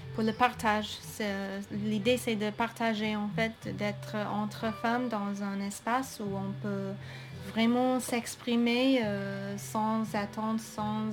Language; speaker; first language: French; non-native, fluent; English